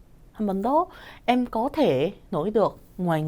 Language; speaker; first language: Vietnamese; non-native, fluent; Korean